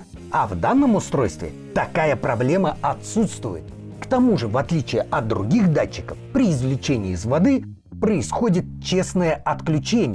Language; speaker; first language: Russian; native; Russian